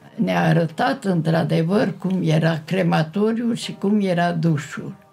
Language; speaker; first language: Romanian; non-native, local second language; Hungarian